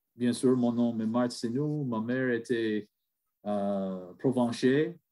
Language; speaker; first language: French; non-native, learner; English